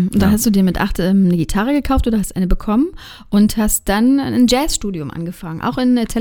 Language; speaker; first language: German; native; German